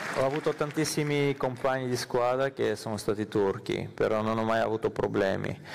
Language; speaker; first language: Italian; non-native, fluent; Armenian